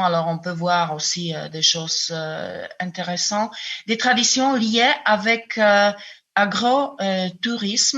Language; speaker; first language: French; non-native, fluent; Czech